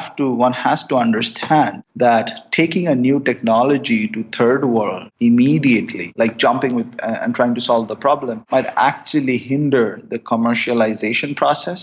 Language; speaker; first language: English; non-native, local second language; Bangla